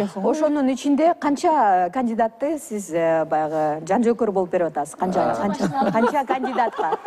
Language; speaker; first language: Kyrgyz; native; Kyrgyz